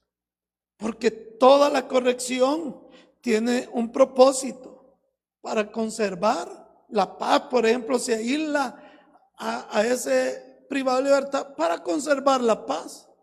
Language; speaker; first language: Spanish; native; Spanish